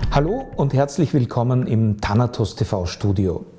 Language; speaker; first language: German; native; German